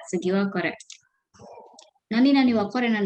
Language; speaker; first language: Japanese; non-native, fluent; Indonesian